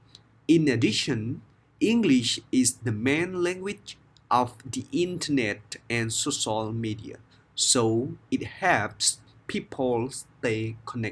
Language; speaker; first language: English; non-native, fluent; Khmer